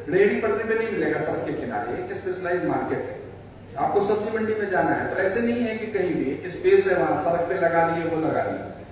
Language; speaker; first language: Hindi; native; Hindi